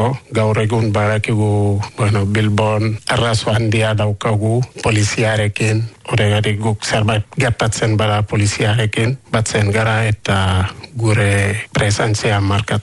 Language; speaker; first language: Basque; non-native, learner; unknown